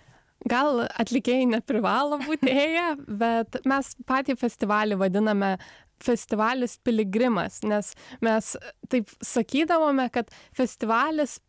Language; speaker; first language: Lithuanian; native; Lithuanian